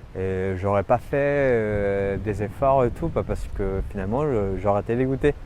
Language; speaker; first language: French; non-native, fluent; Spanish